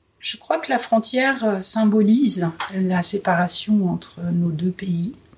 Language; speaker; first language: French; native; French